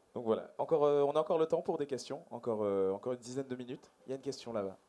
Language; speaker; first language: French; native; French